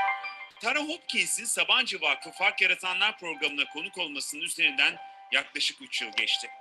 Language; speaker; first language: Turkish; native; Turkish